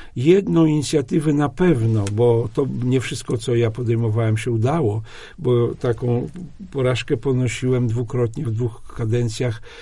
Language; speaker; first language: Polish; non-native, local second language; Belarusian